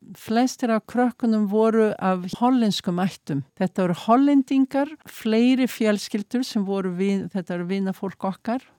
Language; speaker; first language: Icelandic; early bilingual, heritage; Icelandic